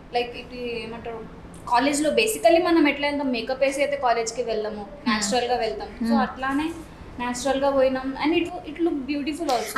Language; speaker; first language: Telugu; non-native, local second language; Marathi